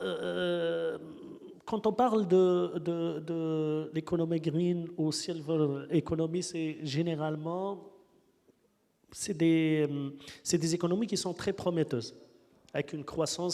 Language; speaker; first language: French; non-native, local second language; Arabic